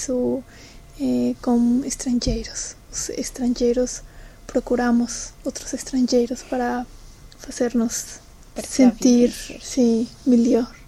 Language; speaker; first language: Portuguese; non-native, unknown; Spanish